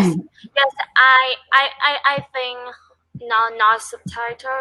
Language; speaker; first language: English; non-native, learner; Vietnamese